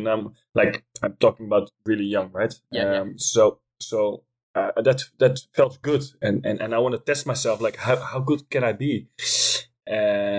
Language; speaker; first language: English; non-native, fluent; Dutch